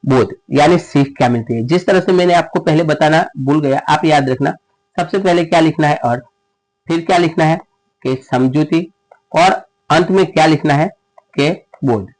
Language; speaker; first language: Hindi; non-native, local second language; Gujarati